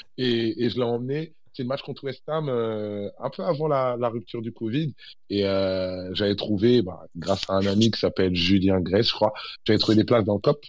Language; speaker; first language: French; early bilingual, other home language; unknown